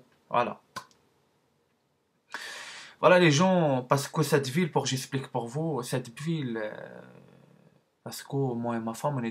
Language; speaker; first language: French; non-native, learner; Arabic